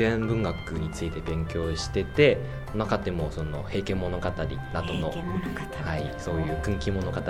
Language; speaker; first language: Japanese; non-native, fluent; Chinese